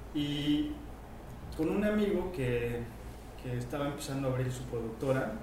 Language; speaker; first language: Spanish; native; Spanish